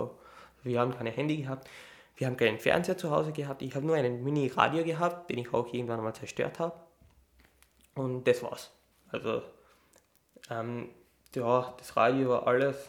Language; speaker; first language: German; non-native, fluent; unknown